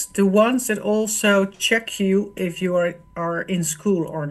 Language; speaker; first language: English; non-native, fluent; Dutch